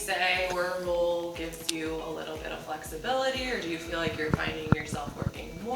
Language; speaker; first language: English; native; English